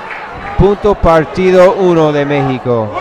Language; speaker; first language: Spanish; non-native, learner; English